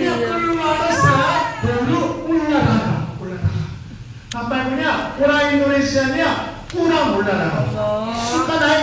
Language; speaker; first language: Indonesian; non-native, learner; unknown